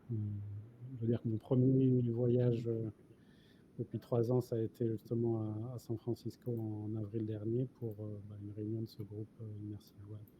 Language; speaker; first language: French; native; French